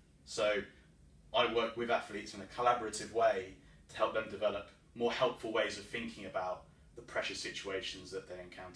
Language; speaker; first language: English; native; English